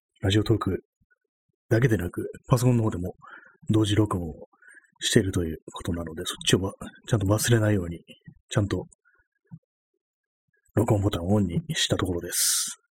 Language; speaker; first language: Japanese; native; Japanese